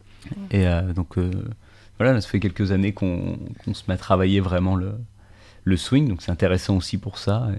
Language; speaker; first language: French; native; French